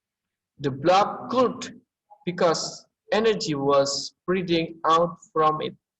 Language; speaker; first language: English; non-native, learner; Indonesian